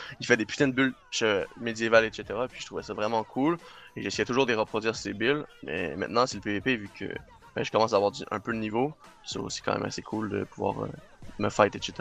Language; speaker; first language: French; non-native, local second language; English